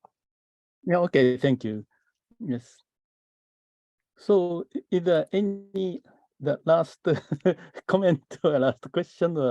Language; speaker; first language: English; non-native, fluent; Japanese